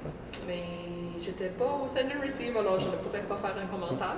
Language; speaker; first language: French; non-native, local second language; English